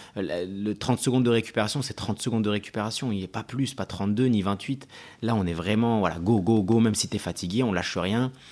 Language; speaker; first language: French; early bilingual, other home language; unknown